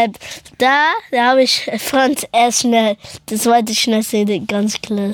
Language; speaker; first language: German; early bilingual, other home language; Persian